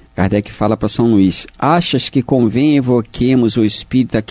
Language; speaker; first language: Portuguese; native; Portuguese